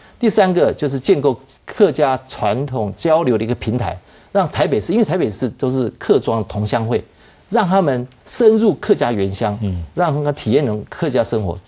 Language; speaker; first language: Chinese; native; Chinese